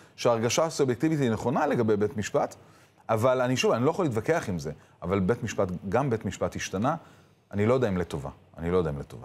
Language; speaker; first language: Hebrew; native; Hebrew